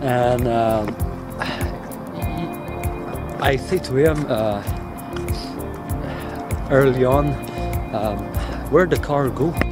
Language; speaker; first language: English; non-native, fluent; French